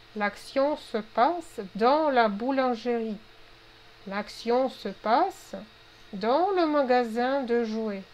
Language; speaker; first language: French; non-native, fluent; Russian